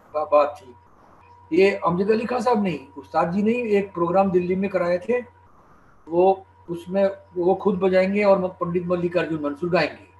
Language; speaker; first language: Hindi; non-native, local second language; Bangla